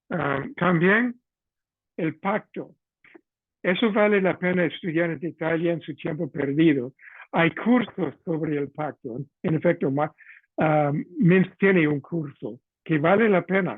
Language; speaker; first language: Spanish; non-native, fluent; English